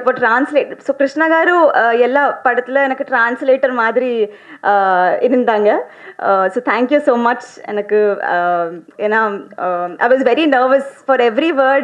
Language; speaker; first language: Tamil; non-native, learner; Telugu